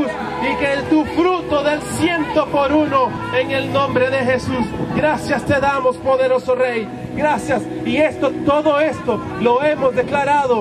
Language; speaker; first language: Spanish; native; Spanish